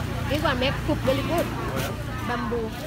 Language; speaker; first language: English; non-native, learner; Thai